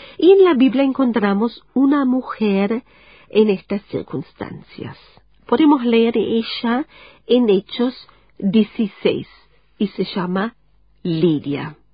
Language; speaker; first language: Spanish; non-native, fluent; German